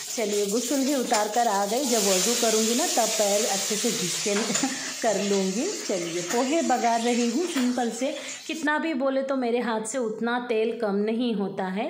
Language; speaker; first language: Hindi; native; Hindi